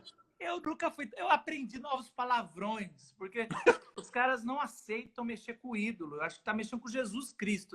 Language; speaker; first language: Portuguese; native; Portuguese